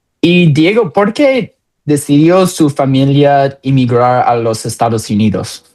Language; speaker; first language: Spanish; non-native, learner; English